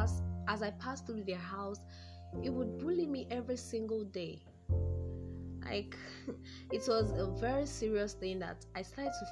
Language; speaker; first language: English; non-native, local second language; Yoruba